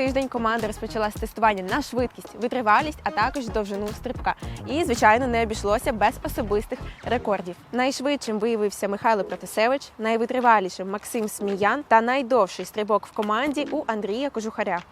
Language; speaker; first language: Ukrainian; native; Ukrainian